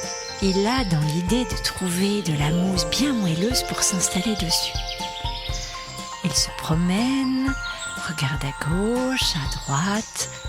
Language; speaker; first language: French; native; French